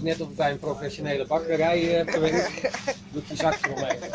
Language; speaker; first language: Dutch; native; Dutch